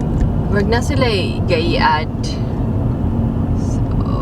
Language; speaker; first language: Filipino; non-native, local second language; Cebuano